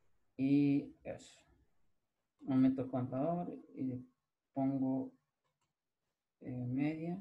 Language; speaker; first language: Spanish; native; Spanish